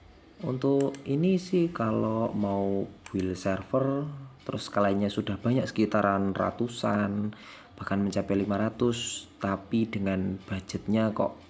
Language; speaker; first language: Indonesian; native; Indonesian